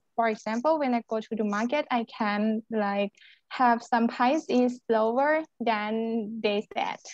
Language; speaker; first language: English; non-native, learner; Thai